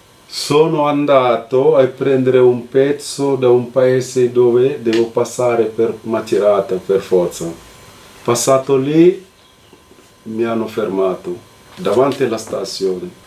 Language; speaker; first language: Italian; non-native, fluent; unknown